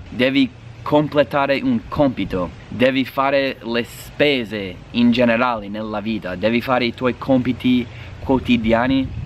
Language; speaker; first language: Italian; non-native, fluent; English